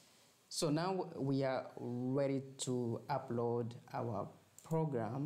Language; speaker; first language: English; non-native, fluent; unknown